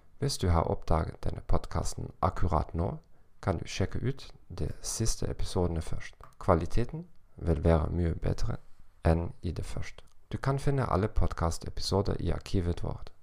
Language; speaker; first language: Norwegian; non-native, learner; German